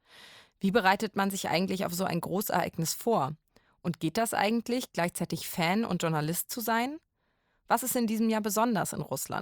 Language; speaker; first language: German; native; German